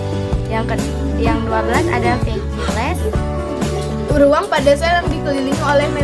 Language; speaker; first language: Indonesian; native; Indonesian